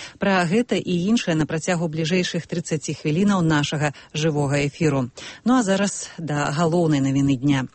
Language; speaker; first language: Belarusian; native; Belarusian